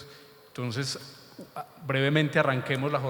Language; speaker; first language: Spanish; native; Spanish